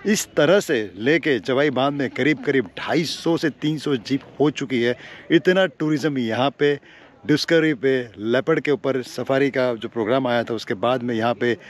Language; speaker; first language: Hindi; native; Hindi